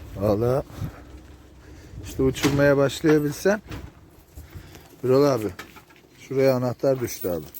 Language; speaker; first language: Turkish; native; Turkish